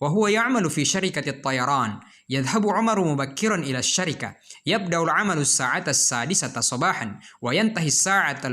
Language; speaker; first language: Arabic; non-native, fluent; Indonesian